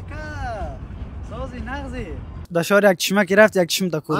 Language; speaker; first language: Persian; native; Persian